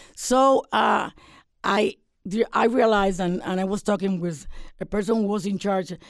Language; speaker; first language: English; non-native, fluent; Spanish